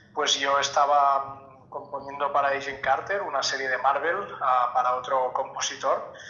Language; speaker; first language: Spanish; native; Spanish